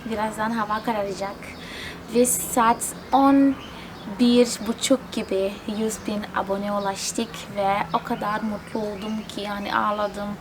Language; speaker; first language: Turkish; non-native, fluent; Portuguese